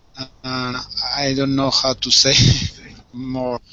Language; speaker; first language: English; non-native, learner; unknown